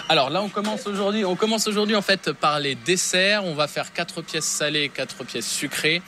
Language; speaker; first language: French; native; French